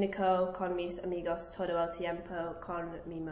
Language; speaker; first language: Spanish; non-native, learner; English